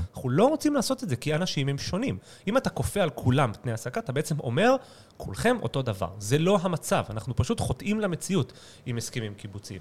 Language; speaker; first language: Hebrew; native; Hebrew